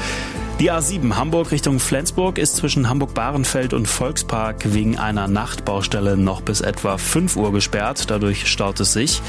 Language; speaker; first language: German; native; German